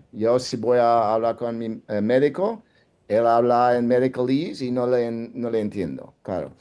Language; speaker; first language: Spanish; non-native, fluent; English